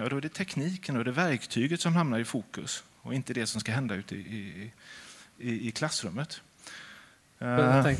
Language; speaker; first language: Swedish; native; Swedish